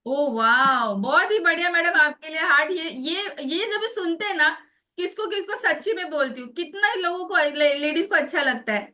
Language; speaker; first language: Hindi; non-native, local second language; Marathi